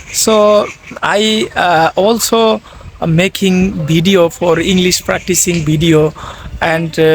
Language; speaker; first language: English; non-native, learner; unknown